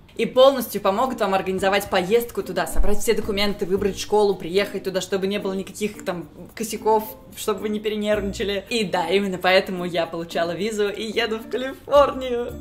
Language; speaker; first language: Russian; native; Russian